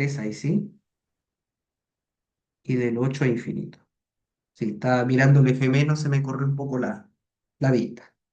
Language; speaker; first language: Spanish; native; Spanish